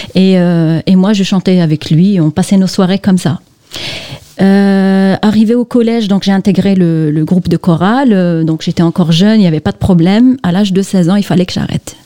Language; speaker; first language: French; non-native, local second language; Kabyle